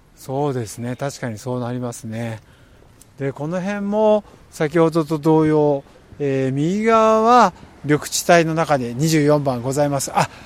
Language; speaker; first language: Japanese; non-native, fluent; Vietnamese